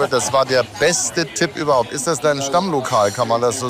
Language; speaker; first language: German; native; German